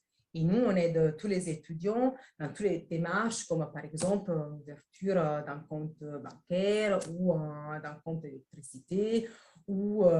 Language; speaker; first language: French; non-native, fluent; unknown